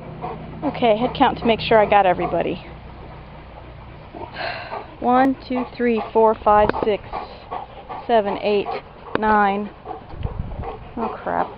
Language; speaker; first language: English; native; English